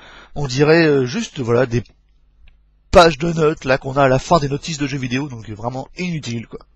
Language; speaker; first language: French; native; French